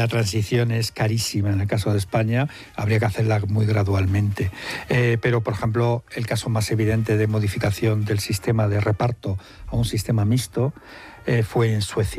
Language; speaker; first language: Spanish; native; Spanish